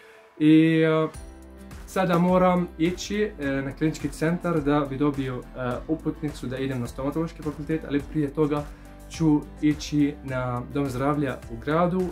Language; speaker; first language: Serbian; non-native, learner; Arabic